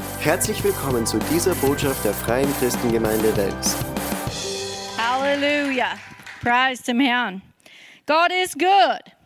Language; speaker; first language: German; non-native, fluent; English